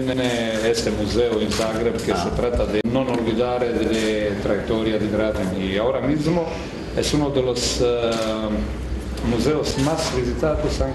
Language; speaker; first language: Spanish; non-native, fluent; Croatian